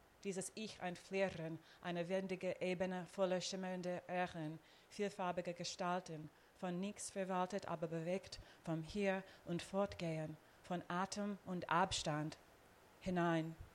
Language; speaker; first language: German; non-native, fluent; English